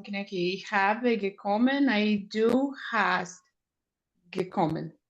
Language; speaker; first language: German; non-native, learner; Portuguese